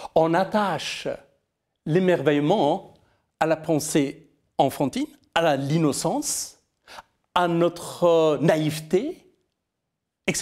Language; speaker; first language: French; non-native, fluent; Persian